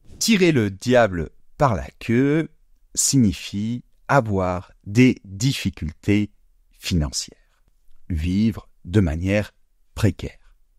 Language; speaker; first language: French; native; French